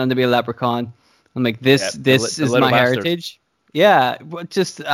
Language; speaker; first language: English; native; English